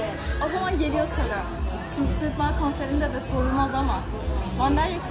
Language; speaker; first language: Turkish; native; Turkish